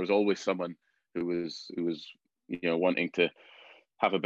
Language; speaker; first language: English; native; English